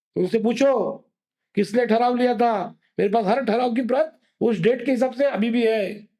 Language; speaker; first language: Hindi; non-native, local second language; Marathi